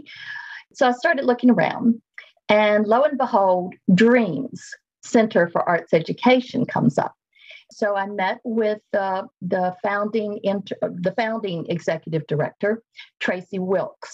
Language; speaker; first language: English; native; English